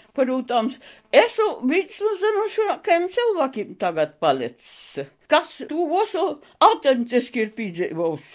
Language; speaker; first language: Latvian; native; Latvian